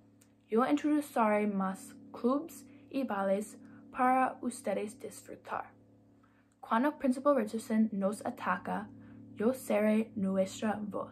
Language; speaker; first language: Spanish; non-native, learner; English